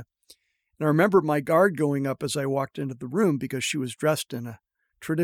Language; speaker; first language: English; native; English